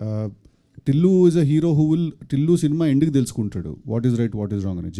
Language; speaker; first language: Telugu; native; Telugu